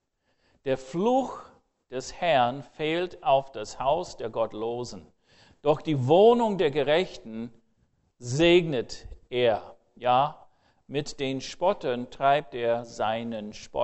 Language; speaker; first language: German; non-native, fluent; English